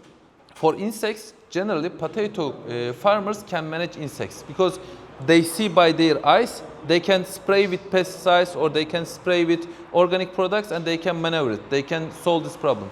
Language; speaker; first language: English; non-native, fluent; Turkish